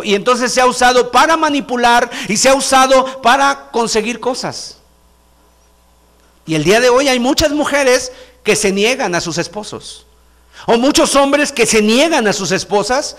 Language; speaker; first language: Spanish; native; Spanish